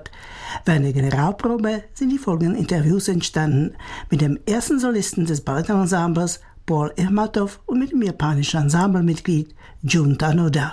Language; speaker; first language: German; native; German